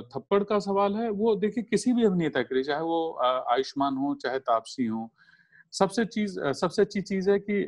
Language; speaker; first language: Hindi; native; Hindi